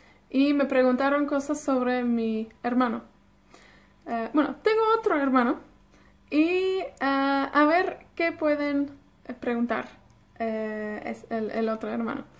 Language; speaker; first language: Spanish; non-native, fluent; Welsh